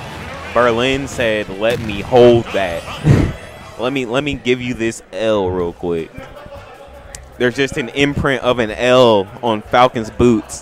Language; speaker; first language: English; native; English